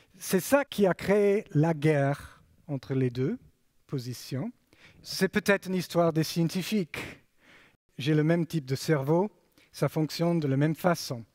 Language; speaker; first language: French; non-native, fluent; English